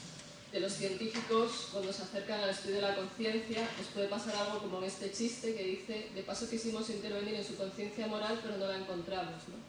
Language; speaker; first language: Spanish; native; Spanish